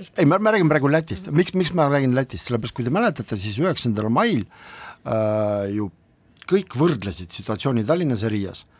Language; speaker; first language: Estonian; non-native, local second language; Russian